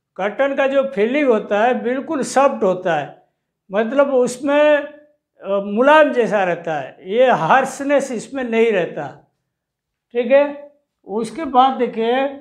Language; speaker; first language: Hindi; non-native, local second language; Odia